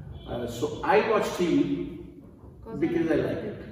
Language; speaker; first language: English; non-native, local second language; Hindi